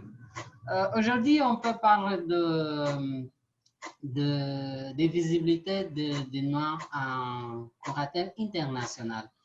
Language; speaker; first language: French; non-native, learner; Portuguese